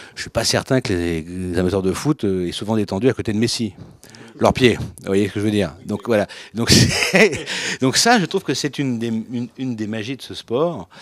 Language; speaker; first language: French; native; French